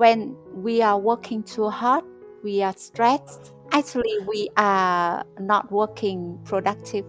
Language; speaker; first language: English; non-native, fluent; Vietnamese